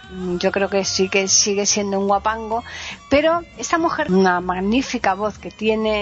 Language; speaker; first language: Spanish; native; Spanish